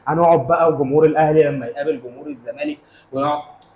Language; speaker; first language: Arabic; native; Arabic